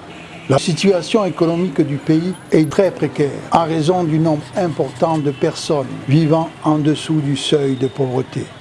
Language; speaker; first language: French; native; French